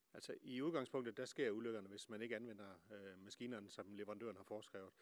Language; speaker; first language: Danish; native; Danish